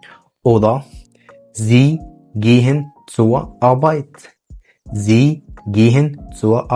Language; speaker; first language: German; non-native, fluent; Arabic